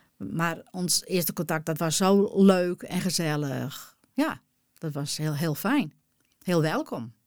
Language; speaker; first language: Dutch; non-native, local second language; Western Frisian